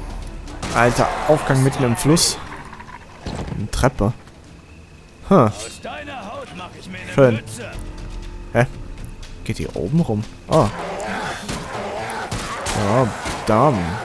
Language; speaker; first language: German; native; German